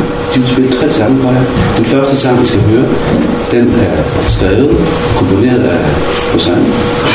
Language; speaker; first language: Danish; native; Danish